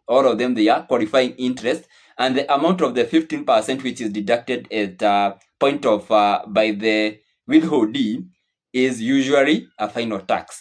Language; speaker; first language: English; non-native, local second language; Swahili